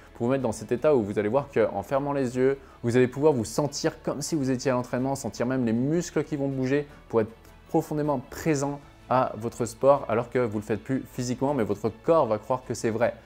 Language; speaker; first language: French; native; French